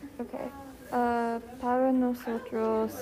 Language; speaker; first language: Spanish; non-native, learner; English